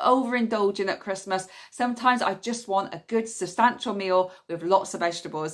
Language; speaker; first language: English; native; English